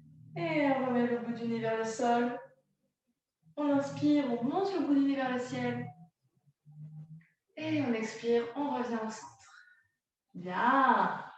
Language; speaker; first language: French; native; French